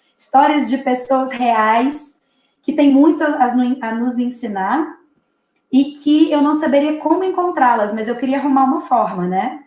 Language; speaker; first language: Portuguese; native; Portuguese